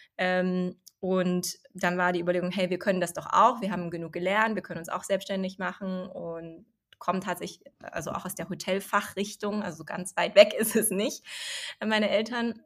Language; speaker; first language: German; early bilingual, other home language; Chinese